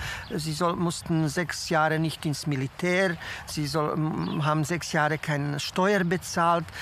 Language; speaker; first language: German; non-native, local second language; Croatian